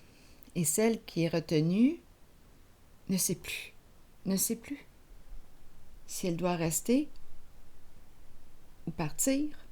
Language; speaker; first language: French; native; French